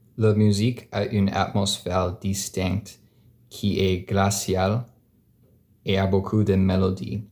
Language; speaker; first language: French; non-native, learner; English